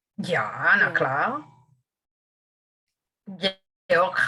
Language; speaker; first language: German; non-native, learner; English